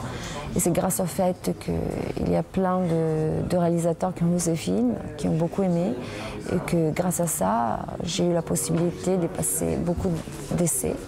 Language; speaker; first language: French; non-native, fluent; Italian